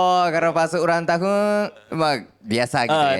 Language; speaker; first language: Indonesian; non-native, learner; Japanese